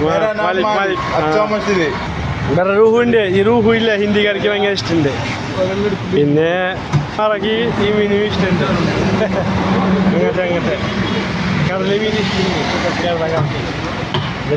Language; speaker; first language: Malayalam; non-native, local second language; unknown